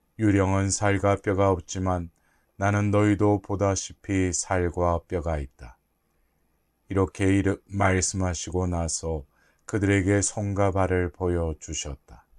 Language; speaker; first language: Korean; native; Korean